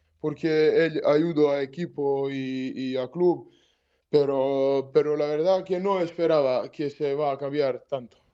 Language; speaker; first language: Spanish; non-native, learner; Serbian